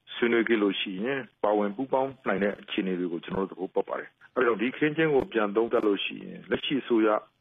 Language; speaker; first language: Burmese; native; Burmese